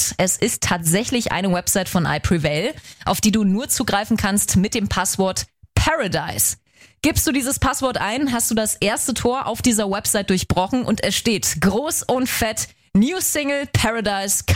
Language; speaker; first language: German; native; German